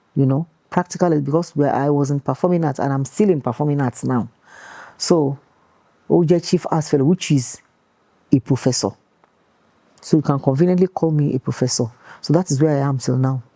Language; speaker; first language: English; non-native, local second language; Yoruba